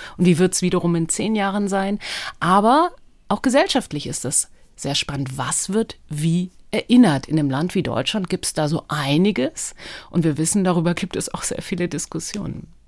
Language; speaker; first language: German; early bilingual, other home language; Hebrew